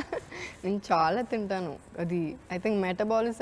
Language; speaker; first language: Telugu; non-native, learner; Malayalam